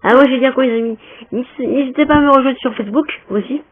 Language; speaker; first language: French; native; French